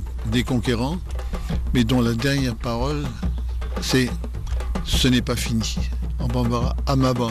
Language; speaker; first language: French; native; French